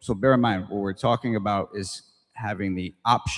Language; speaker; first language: English; native; English